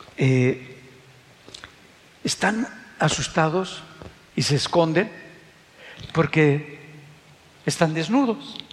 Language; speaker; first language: Spanish; native; Spanish